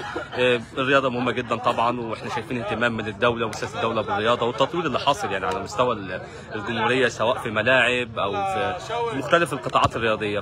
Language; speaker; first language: Arabic; native; Arabic